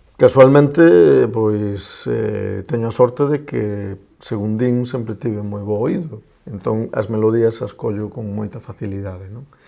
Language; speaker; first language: Galician; non-native, local second language; Spanish